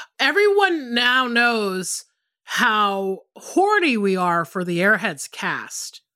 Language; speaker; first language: English; native; English